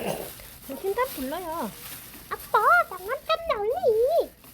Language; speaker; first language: Korean; non-native, learner; Thai